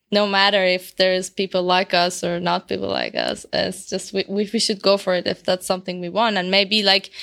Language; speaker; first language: English; non-native, fluent; Persian